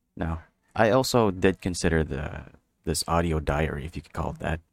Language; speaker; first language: English; non-native, local second language; Filipino